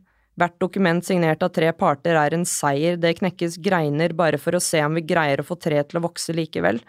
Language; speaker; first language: Norwegian; early bilingual, other home language; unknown